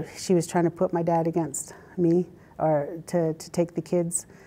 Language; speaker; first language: English; native; English